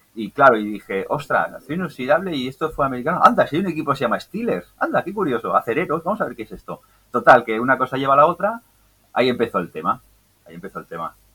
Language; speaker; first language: Spanish; native; Spanish